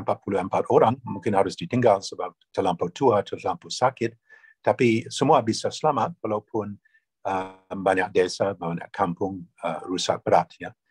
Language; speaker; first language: Indonesian; non-native, fluent; English